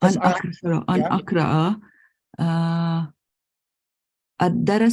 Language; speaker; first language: Arabic; non-native, learner; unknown